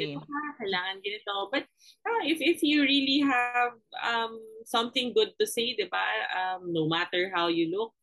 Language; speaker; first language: English; non-native, local second language; Filipino